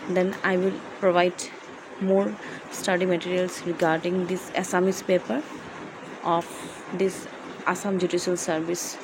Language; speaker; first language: English; non-native, local second language; Assamese